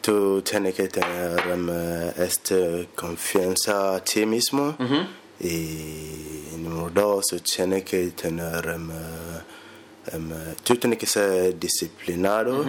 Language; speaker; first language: Spanish; non-native, learner; English